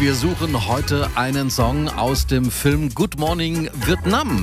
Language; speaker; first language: German; native; German